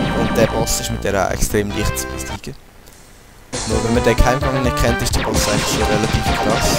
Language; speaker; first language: German; native; German